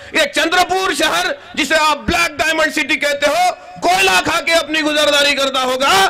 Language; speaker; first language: Hindi; non-native, local second language; Marathi